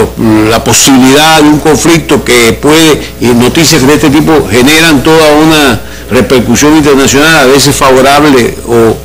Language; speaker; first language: Spanish; native; Spanish